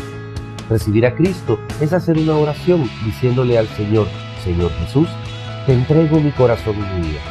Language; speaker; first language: Spanish; native; Spanish